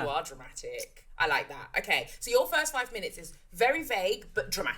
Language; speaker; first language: English; native; English